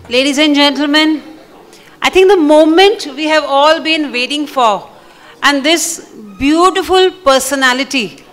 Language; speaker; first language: English; non-native, local second language; Marathi